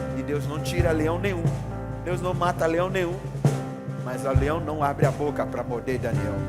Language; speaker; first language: Portuguese; non-native, fluent; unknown